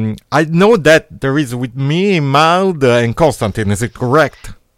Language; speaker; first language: English; non-native, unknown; Italian